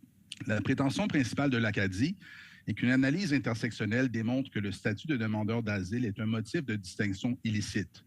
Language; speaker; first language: French; native; French